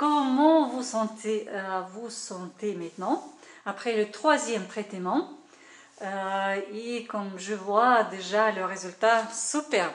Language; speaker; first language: French; non-native, learner; Russian